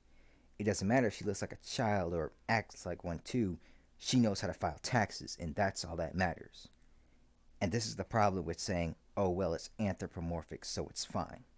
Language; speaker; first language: English; native; English